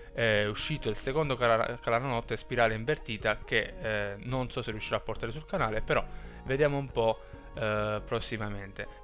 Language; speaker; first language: Italian; native; Italian